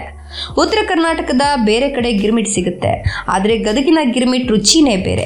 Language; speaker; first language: Kannada; native; Kannada